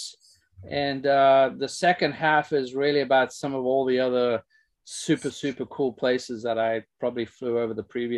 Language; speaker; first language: English; native; English